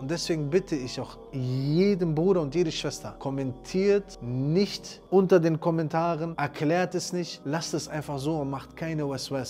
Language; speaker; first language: German; native; German